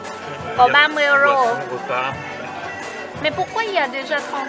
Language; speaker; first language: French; non-native, fluent; Vietnamese